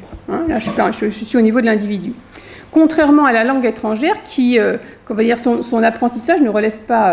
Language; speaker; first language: French; native; French